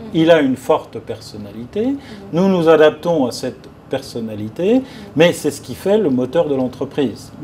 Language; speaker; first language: French; native; French